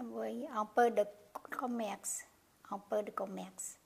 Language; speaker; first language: French; non-native, learner; Khmer